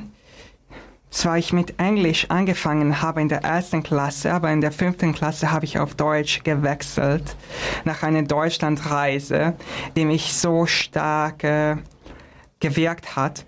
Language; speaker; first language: German; non-native, fluent; Hungarian